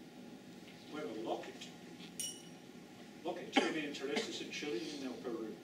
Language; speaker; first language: Spanish; non-native, fluent; English